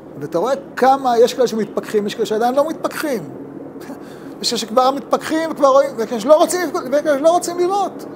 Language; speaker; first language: Hebrew; native; Hebrew